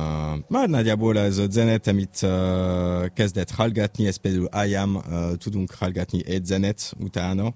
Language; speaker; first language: Hungarian; non-native, learner; French